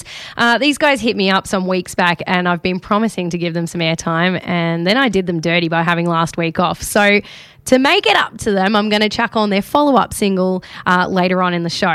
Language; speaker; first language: English; native; English